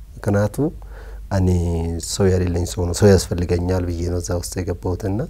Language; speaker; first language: Amharic; early bilingual, other home language; Oromo